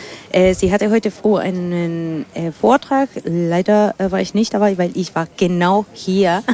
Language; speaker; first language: German; non-native, fluent; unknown